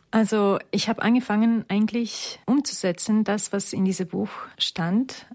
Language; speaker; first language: German; non-native, fluent; Romanian